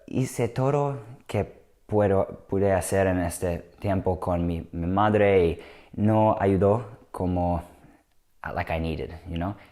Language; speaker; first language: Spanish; non-native, learner; English